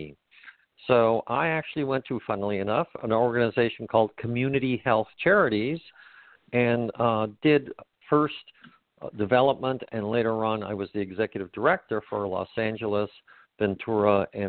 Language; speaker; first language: English; native; English